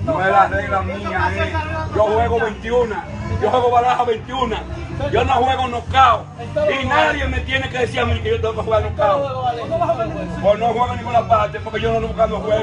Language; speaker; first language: Spanish; native; Spanish